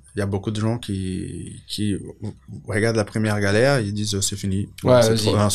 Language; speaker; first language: French; non-native, fluent; Portuguese